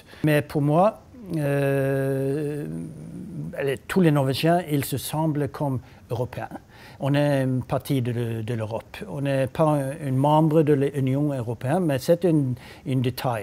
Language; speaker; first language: French; non-native, learner; Norwegian